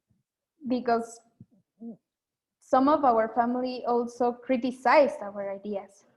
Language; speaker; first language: English; non-native, learner; Spanish